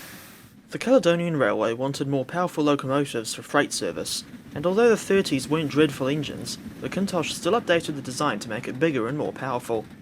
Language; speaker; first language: English; native; English